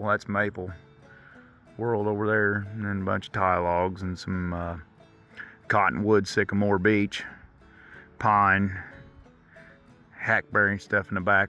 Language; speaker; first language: English; native; English